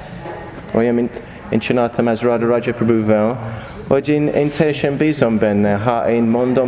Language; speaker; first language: Hungarian; non-native, learner; English